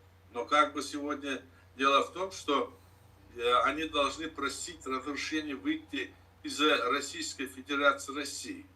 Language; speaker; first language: Russian; native; Russian